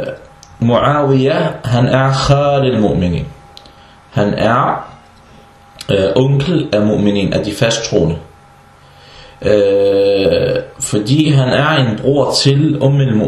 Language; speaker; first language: Danish; early bilingual, other home language; Arabic